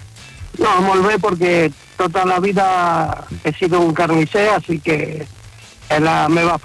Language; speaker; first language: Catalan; non-native, local second language; Spanish